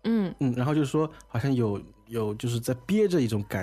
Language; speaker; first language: Chinese; native; Chinese